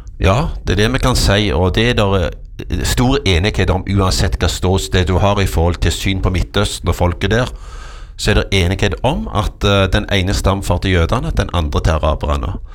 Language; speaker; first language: Norwegian; native; Norwegian